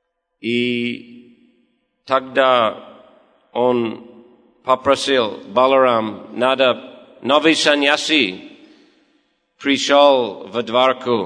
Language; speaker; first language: Russian; non-native, fluent; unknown